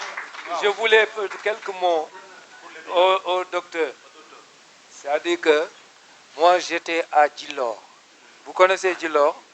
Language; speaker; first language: French; non-native, local second language; Wolof